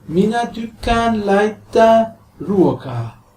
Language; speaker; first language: Finnish; non-native, learner; Persian